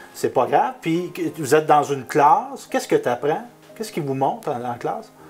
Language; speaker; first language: French; native; French